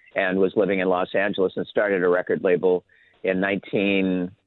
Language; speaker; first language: English; native; English